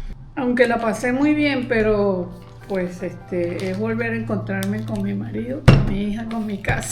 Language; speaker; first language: Spanish; native; Spanish